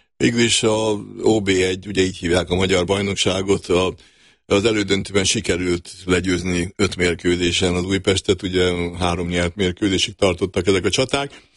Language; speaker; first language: Hungarian; native; Hungarian